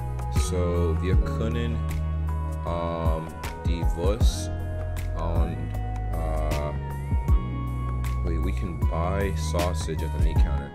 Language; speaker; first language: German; non-native, learner; English